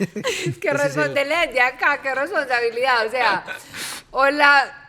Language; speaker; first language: Spanish; native; Spanish